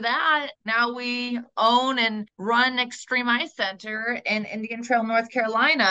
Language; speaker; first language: English; native; English